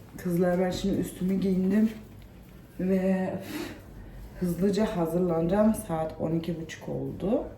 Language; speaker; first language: Turkish; early bilingual, heritage; Turkish